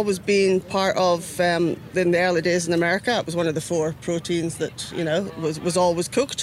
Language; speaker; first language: English; native; English